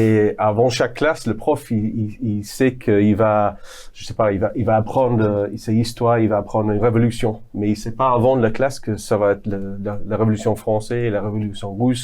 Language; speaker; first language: French; non-native, fluent; English